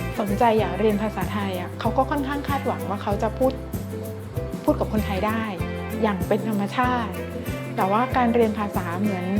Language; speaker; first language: Thai; native; Thai